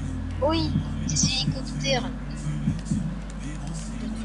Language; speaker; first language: French; native; French